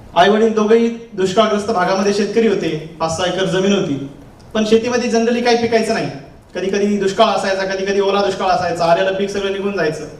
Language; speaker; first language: Marathi; native; Marathi